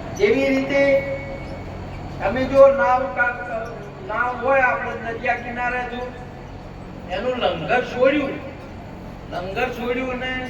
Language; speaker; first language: Gujarati; non-native, local second language; Marwari